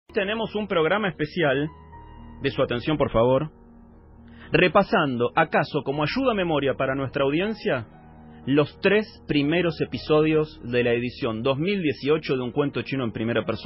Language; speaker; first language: Spanish; native; Spanish